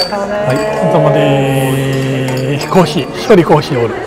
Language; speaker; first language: Japanese; native; Japanese